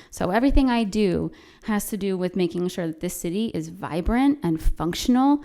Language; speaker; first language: English; native; English